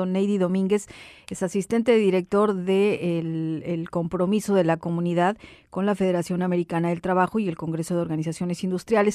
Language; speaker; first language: Spanish; native; Spanish